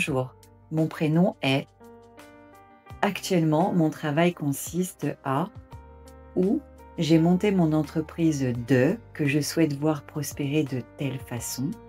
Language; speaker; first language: French; native; French